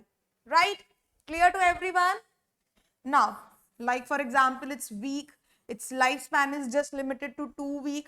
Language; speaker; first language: English; non-native, local second language; Hindi